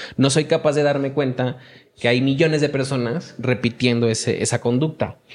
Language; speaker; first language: Spanish; native; Spanish